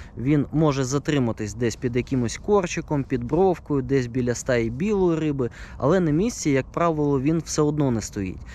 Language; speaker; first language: Ukrainian; non-native, local second language; Russian